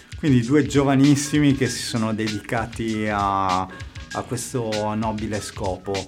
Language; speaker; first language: Italian; native; Italian